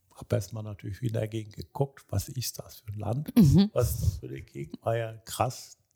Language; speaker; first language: German; early bilingual, other home language; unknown